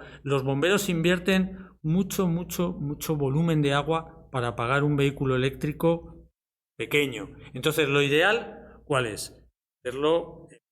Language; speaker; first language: Spanish; native; Spanish